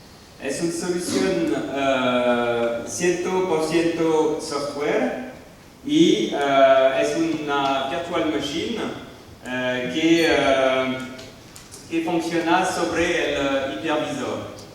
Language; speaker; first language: Spanish; non-native, learner; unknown